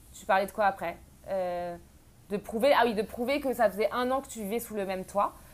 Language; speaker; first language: French; native; French